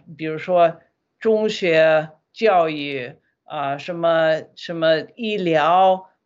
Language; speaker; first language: Chinese; non-native, fluent; English